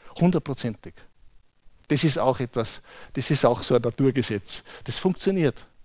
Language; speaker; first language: German; native; German